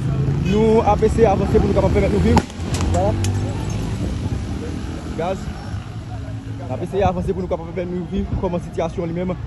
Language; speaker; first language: Haitian Creole; native; Haitian Creole